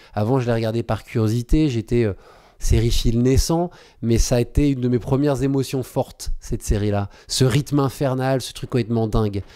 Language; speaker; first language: French; native; French